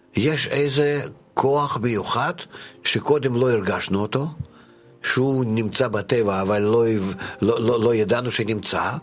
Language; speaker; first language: Hebrew; non-native, fluent; Russian